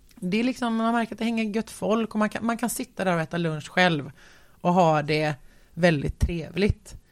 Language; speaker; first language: Swedish; native; Swedish